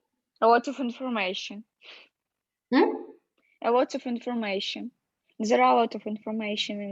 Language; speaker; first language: English; non-native, learner; Russian